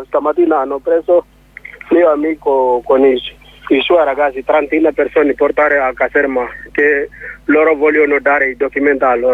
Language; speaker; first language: Italian; non-native, learner; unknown